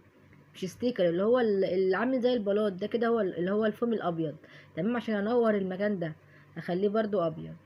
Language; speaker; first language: Arabic; native; Arabic